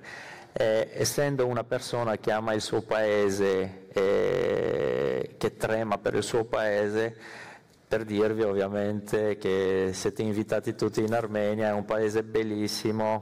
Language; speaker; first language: Italian; non-native, fluent; Armenian